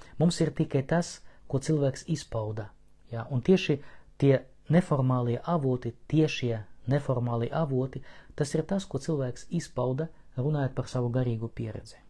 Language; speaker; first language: Latvian; non-native, local second language; Russian